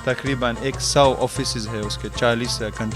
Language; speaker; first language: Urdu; early bilingual, heritage; Urdu